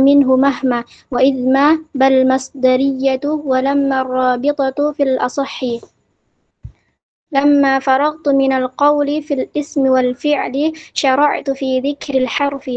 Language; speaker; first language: Arabic; non-native, learner; Indonesian